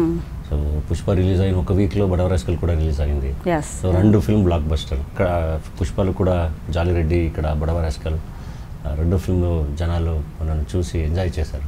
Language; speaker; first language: Telugu; non-native, learner; Kannada